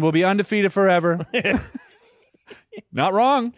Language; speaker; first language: English; native; English